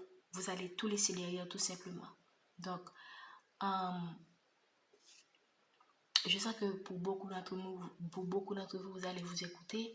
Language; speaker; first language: French; native; French